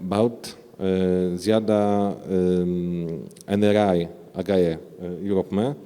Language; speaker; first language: Hindi; non-native, learner; Polish